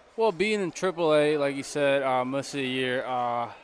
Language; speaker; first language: English; non-native, fluent; Spanish